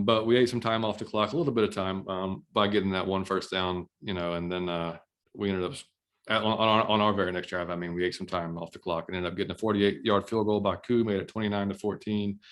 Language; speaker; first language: English; native; English